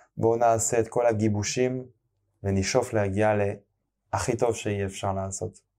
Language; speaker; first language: Hebrew; non-native, fluent; French